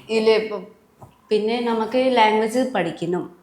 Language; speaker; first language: Malayalam; non-native, learner; Nepali